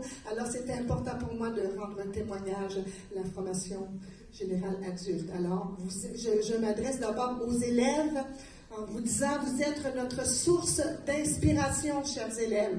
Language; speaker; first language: French; native; French